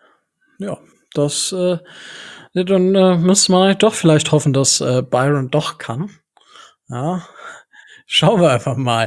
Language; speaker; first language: German; native; German